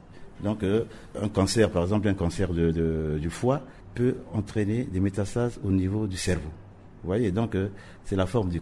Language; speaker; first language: French; non-native, local second language; Sango